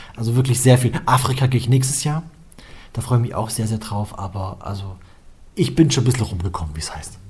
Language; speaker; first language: German; native; German